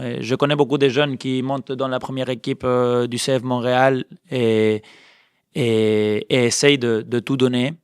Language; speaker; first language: French; non-native, fluent; Spanish